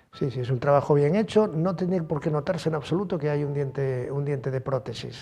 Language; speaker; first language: Spanish; native; Spanish